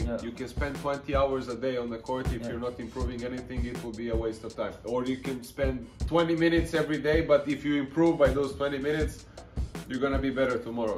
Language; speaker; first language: English; non-native, fluent; Serbian